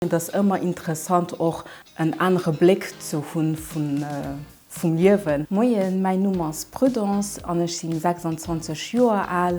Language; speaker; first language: German; non-native, local second language; Luxembourgish